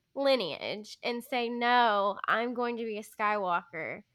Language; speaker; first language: English; native; English